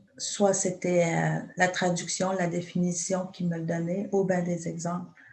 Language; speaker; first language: French; non-native, local second language; Innu-aimun